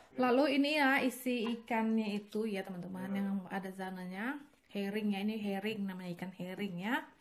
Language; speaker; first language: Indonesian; native; Indonesian